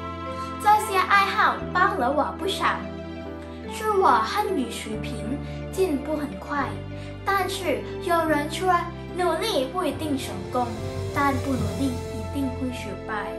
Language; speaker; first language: Chinese; non-native, learner; Thai